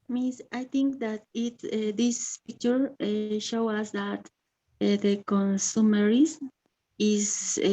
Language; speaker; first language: English; non-native, learner; Spanish